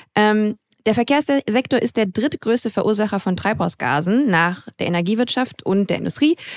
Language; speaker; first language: German; native; German